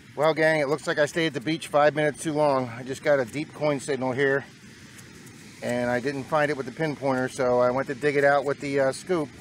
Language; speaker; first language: English; native; English